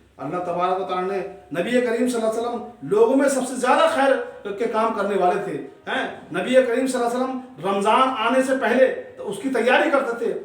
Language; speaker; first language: Urdu; native; Urdu